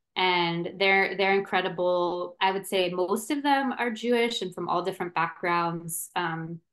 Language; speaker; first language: English; native; English